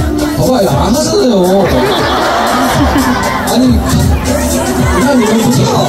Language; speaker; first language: Korean; non-native, learner; Chinese